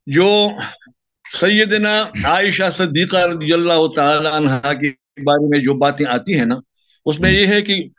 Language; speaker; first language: Urdu; non-native, local second language; Pashto